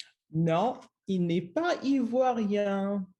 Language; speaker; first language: French; non-native, learner; English